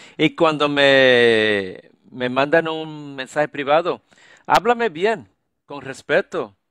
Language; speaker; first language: Spanish; early bilingual, heritage; Spanish